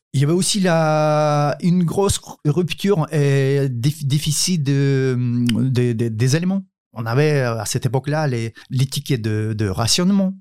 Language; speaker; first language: French; non-native, fluent; Ukrainian